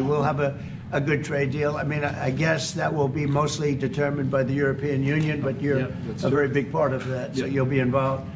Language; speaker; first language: English; native; English